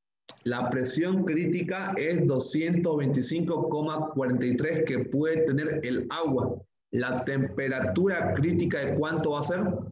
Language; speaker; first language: Spanish; native; Spanish